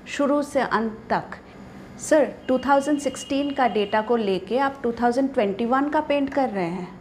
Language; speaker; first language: Hindi; non-native, local second language; Bangla